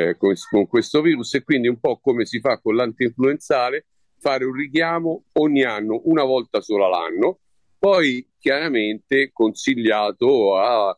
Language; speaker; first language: Italian; native; Italian